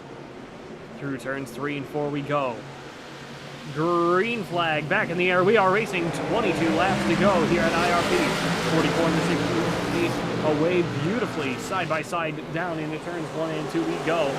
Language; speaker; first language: English; native; English